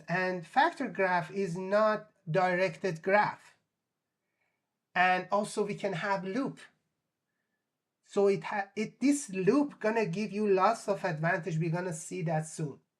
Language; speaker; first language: English; non-native, fluent; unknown